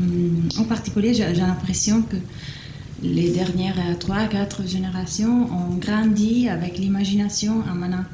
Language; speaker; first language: French; non-native, fluent; Italian